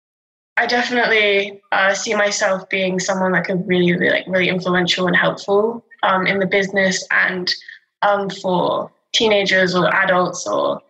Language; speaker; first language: English; native; English